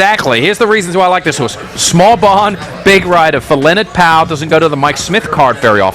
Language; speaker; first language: English; native; English